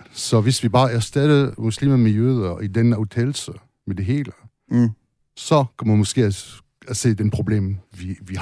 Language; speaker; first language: Danish; non-native, fluent; French